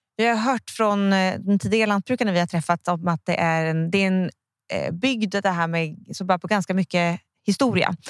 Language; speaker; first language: Swedish; native; Swedish